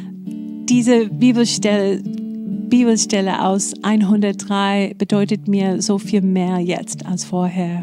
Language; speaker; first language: German; non-native, fluent; English